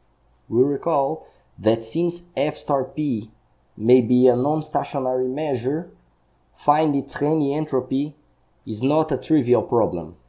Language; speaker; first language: English; non-native, fluent; Portuguese